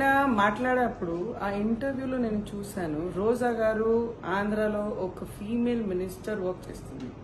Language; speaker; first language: Telugu; non-native, fluent; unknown